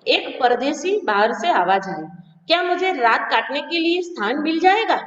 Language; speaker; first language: Hindi; non-native, local second language; Gujarati